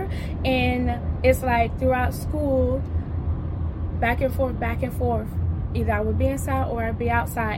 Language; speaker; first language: English; native; English